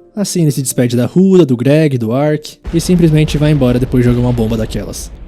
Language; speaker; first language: Portuguese; native; Portuguese